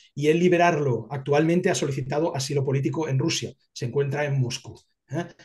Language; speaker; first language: Spanish; native; Spanish